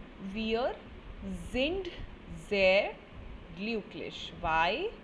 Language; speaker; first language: German; non-native, fluent; Hindi